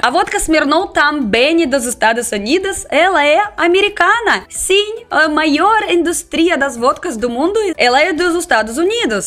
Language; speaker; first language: Portuguese; non-native, fluent; Russian